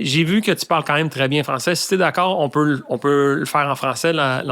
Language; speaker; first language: French; native; French